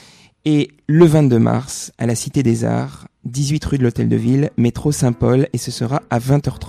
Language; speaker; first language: French; native; French